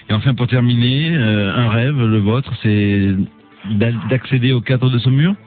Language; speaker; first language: French; native; French